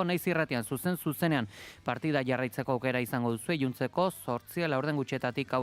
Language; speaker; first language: Basque; native; Basque